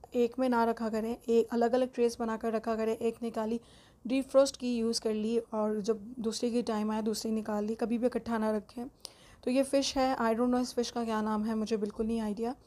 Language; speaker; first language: Urdu; native; Urdu